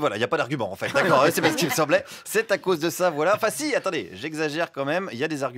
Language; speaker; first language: French; native; French